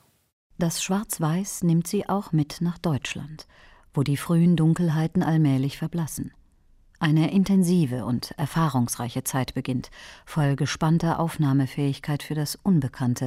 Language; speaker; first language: German; native; German